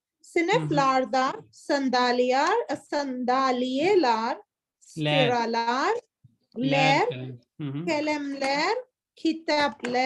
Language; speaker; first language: Turkish; non-native, learner; Urdu